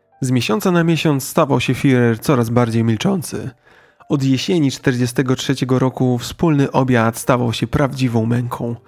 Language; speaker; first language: Polish; native; Polish